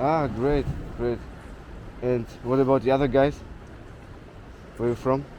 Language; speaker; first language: English; non-native, fluent; German